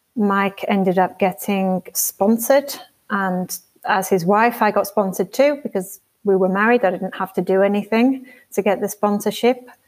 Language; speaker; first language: English; native; English